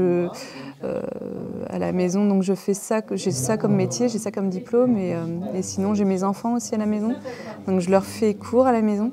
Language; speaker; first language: French; native; French